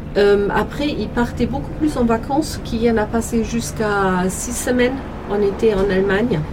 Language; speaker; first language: French; non-native, fluent; German